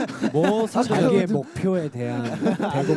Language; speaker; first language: Korean; non-native, fluent; Cantonese